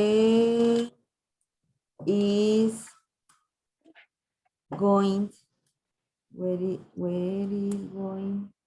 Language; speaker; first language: English; non-native, learner; Spanish